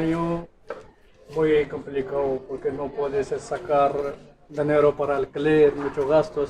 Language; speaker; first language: Spanish; non-native, learner; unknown